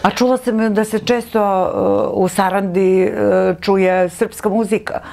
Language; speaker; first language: Serbian; native; Serbian